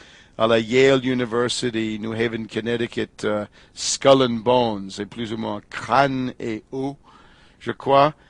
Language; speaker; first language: French; non-native, fluent; English